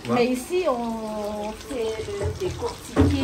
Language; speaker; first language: French; non-native, local second language; Malagasy